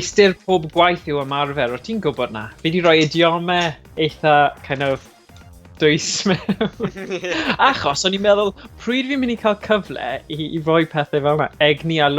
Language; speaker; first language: Welsh; native; Welsh